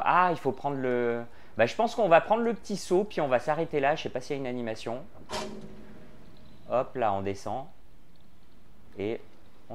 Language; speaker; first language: French; native; French